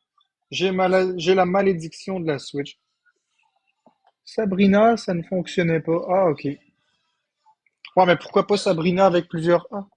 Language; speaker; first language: French; native; French